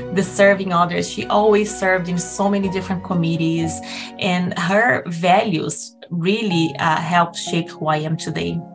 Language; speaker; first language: English; non-native, fluent; Portuguese